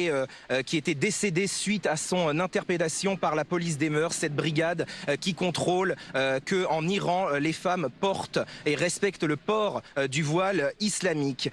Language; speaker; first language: French; native; French